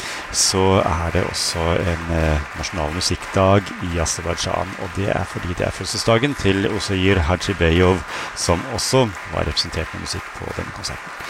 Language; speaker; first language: Norwegian; native; Norwegian